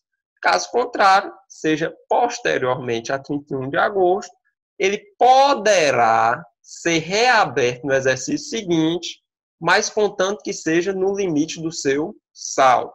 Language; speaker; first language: Portuguese; native; Portuguese